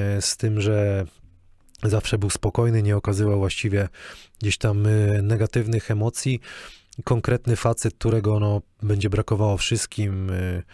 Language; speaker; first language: Polish; native; Polish